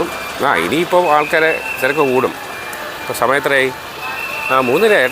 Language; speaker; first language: Malayalam; native; Malayalam